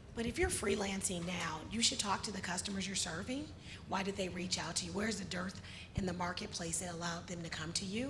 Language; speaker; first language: English; native; English